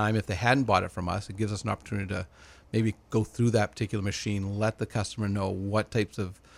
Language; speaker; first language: English; native; English